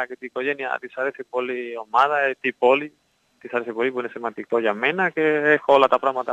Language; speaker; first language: Greek; non-native, learner; Spanish